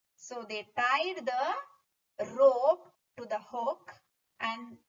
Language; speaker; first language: English; non-native, local second language; Kannada